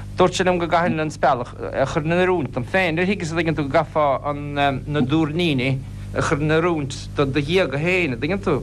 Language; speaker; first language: Irish; non-native, local second language; English